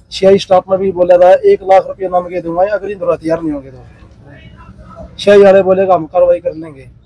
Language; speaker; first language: Hindi; native; Hindi